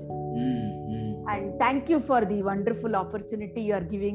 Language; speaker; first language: English; non-native, local second language; Kannada